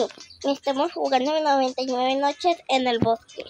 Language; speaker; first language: Spanish; native; Spanish